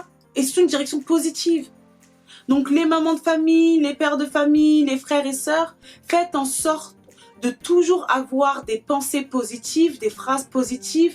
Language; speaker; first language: French; native; French